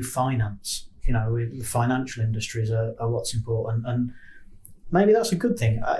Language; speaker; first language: English; native; English